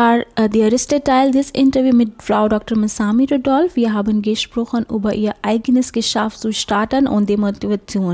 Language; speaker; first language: German; non-native, fluent; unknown